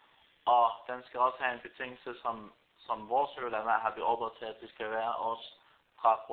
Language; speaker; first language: Danish; non-native, fluent; Arabic